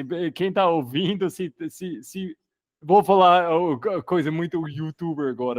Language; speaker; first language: Portuguese; non-native, fluent; English